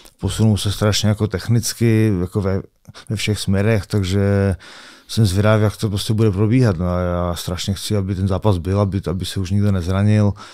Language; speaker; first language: Czech; native; Czech